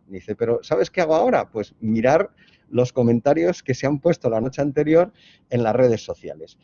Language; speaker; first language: Spanish; native; Spanish